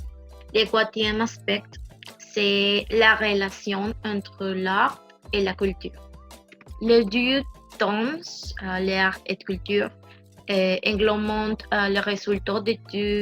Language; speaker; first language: French; non-native, learner; Spanish